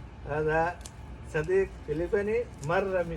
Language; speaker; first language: Arabic; non-native, learner; Bangla